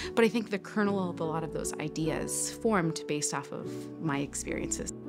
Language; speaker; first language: English; native; English